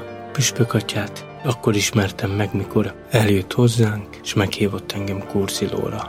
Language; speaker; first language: Hungarian; non-native, local second language; Romany